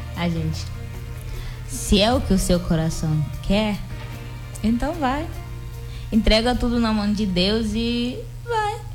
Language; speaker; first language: Portuguese; non-native, local second language; Upper Guinea Crioulo